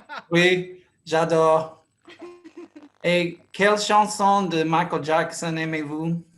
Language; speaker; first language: French; non-native, fluent; English